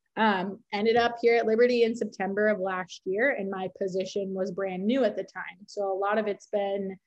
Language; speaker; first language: English; native; English